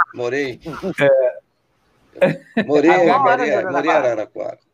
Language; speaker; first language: Portuguese; native; Portuguese